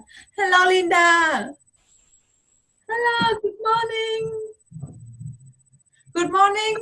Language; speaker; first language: English; non-native, fluent; Vietnamese